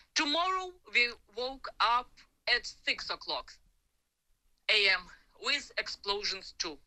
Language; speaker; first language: English; non-native, learner; Ukrainian